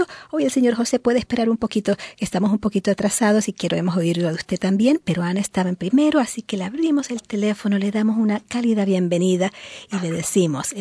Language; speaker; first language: Spanish; native; Spanish